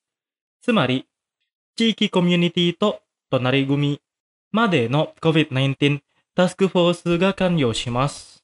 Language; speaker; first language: Japanese; non-native, fluent; Indonesian